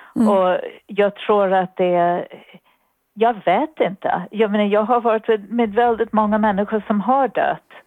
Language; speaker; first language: Swedish; non-native, fluent; English